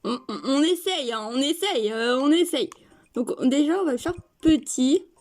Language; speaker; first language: French; native; French